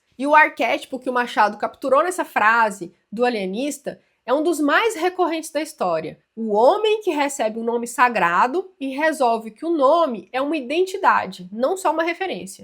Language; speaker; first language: Portuguese; native; Portuguese